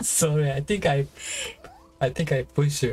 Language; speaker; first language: English; non-native, learner; Japanese